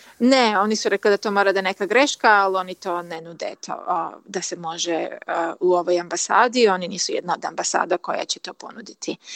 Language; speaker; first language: Croatian; early bilingual, heritage; Croatian